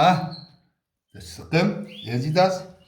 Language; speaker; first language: German; non-native, local second language; Kurdish